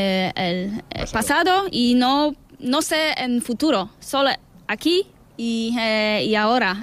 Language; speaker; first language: Spanish; non-native, learner; Polish